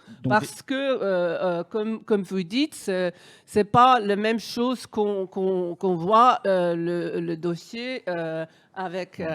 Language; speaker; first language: French; non-native, fluent; Dutch